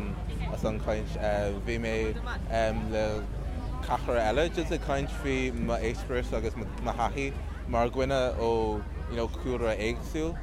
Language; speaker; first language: Irish; non-native, local second language; English